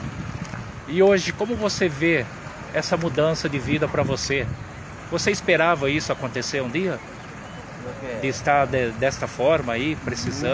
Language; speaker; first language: Portuguese; native; Portuguese